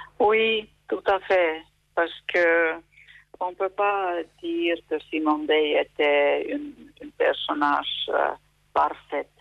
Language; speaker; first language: French; non-native, fluent; Finnish